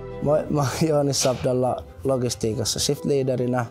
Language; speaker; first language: Finnish; native; Finnish